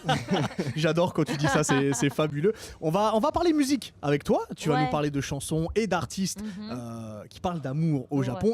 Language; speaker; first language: French; native; French